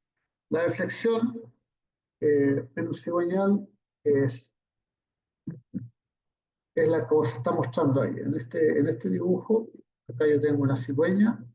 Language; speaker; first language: Spanish; native; Spanish